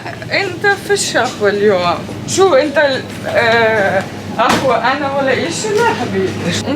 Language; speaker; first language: Arabic; non-native, learner; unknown